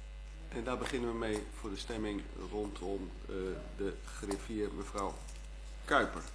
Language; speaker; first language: Dutch; native; Dutch